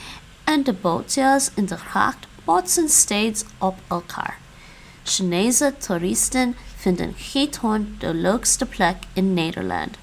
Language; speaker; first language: Dutch; non-native, learner; English